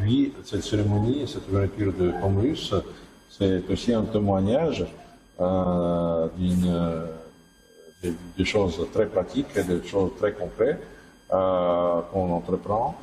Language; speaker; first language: French; non-native, fluent; Russian